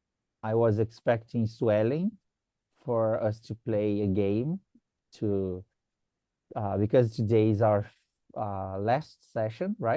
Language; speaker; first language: English; non-native, fluent; Portuguese